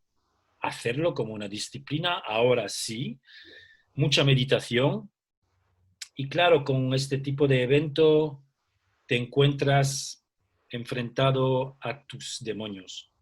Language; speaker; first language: Spanish; early bilingual, heritage; Spanish